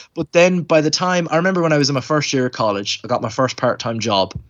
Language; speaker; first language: English; native; English